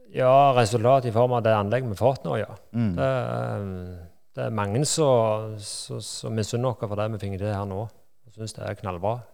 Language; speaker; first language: Norwegian; native; Norwegian